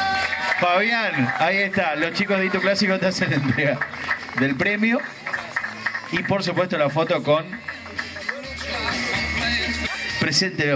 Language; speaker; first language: Spanish; native; Spanish